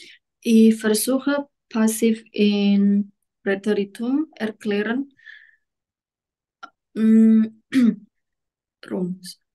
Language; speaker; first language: German; non-native, learner; Indonesian